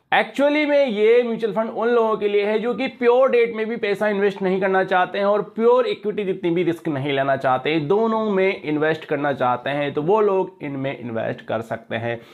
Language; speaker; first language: Hindi; native; Hindi